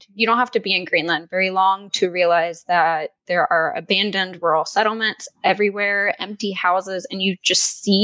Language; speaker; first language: English; native; English